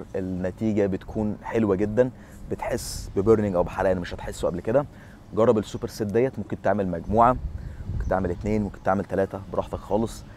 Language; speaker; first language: Arabic; native; Arabic